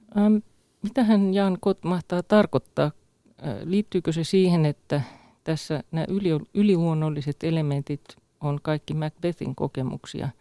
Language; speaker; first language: Finnish; native; Finnish